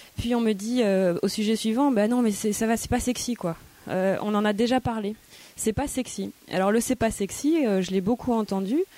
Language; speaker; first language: French; native; French